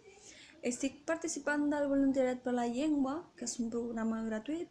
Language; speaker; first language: Catalan; non-native, learner; Spanish